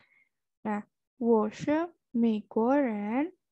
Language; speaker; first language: Chinese; non-native, fluent; Indonesian